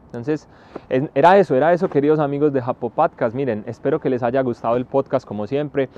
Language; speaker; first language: Spanish; native; Spanish